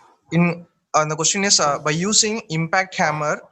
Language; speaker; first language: English; non-native, local second language; Tamil